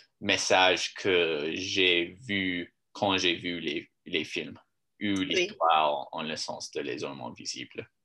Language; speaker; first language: French; non-native, learner; English